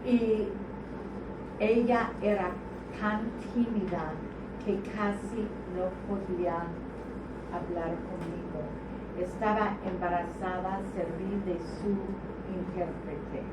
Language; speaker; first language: Spanish; non-native, fluent; English